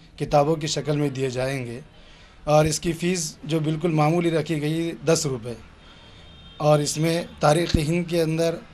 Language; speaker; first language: Urdu; native; Urdu